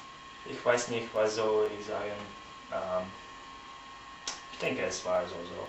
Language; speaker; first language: German; non-native, learner; English